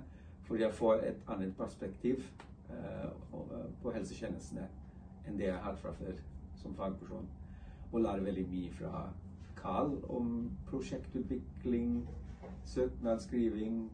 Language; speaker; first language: Norwegian; non-native, fluent; English